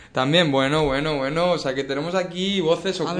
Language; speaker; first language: Spanish; native; Spanish